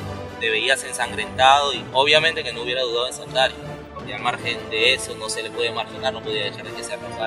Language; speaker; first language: Spanish; native; Spanish